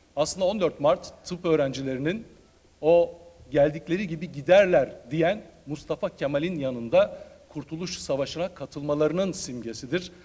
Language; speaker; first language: Turkish; native; Turkish